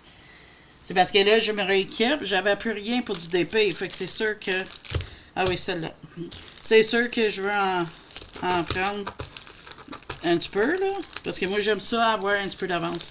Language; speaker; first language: French; native; French